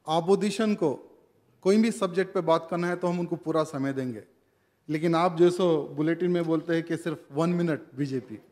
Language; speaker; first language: Hindi; non-native, local second language; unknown